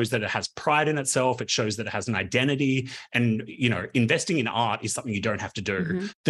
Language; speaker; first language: English; native; English